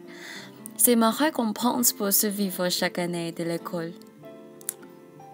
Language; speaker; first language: French; non-native, learner; English